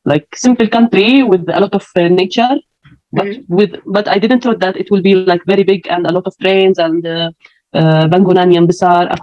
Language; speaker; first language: English; non-native, fluent; Arabic